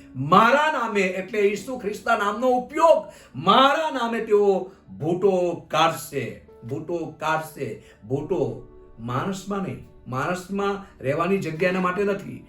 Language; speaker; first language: Gujarati; non-native, local second language; Gamit